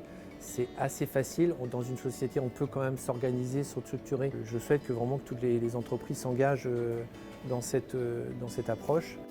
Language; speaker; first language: French; native; French